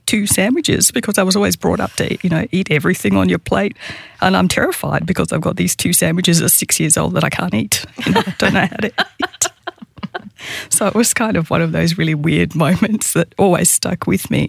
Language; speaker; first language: English; native; English